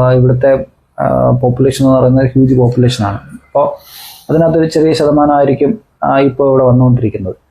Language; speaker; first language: Malayalam; native; Malayalam